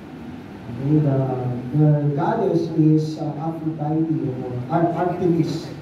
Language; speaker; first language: English; non-native, local second language; Filipino